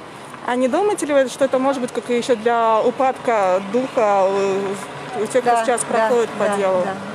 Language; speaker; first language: Russian; native; Russian